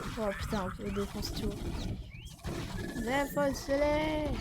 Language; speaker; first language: French; native; French